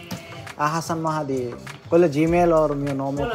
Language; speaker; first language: Italian; non-native, learner; Bangla